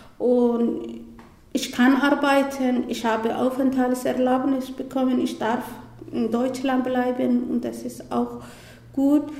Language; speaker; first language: German; non-native, learner; Somali